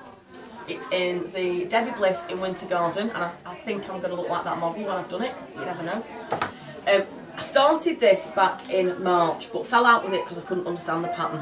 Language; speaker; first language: English; native; English